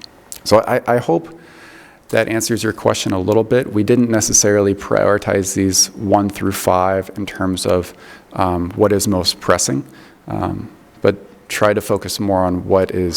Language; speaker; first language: English; native; English